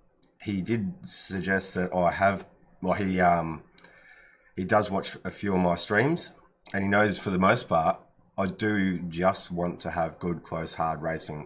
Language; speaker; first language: English; native; English